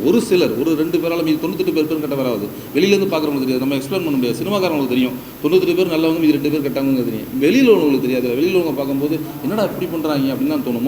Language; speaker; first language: Tamil; native; Tamil